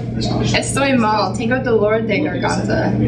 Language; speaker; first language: Spanish; non-native, learner; English